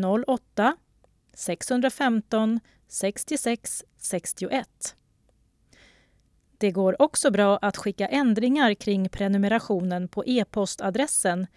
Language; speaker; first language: Swedish; native; Swedish